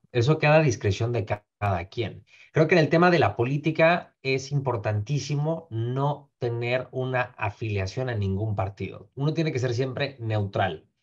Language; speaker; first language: Spanish; native; Spanish